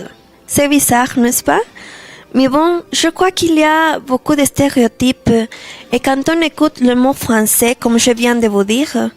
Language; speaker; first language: French; non-native, learner; Spanish